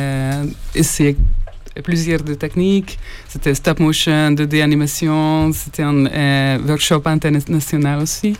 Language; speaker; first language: French; non-native, learner; Hungarian